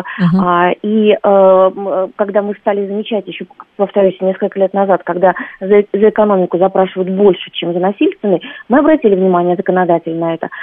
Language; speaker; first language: Russian; native; Russian